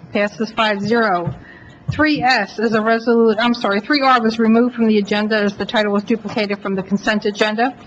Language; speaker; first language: English; native; English